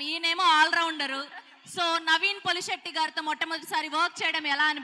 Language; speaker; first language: Telugu; native; Telugu